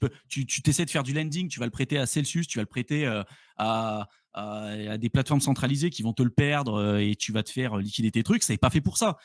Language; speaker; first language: French; native; French